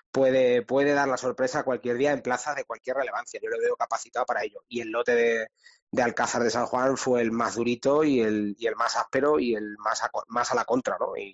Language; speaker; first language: Spanish; native; Spanish